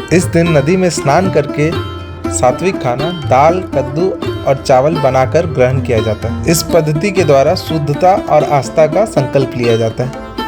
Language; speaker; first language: Hindi; native; Hindi